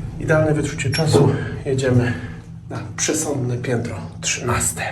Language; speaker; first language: Polish; native; Polish